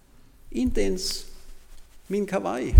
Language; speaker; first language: Swedish; non-native, fluent; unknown